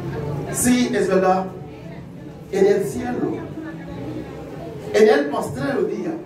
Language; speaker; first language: Spanish; non-native, learner; Haitian Creole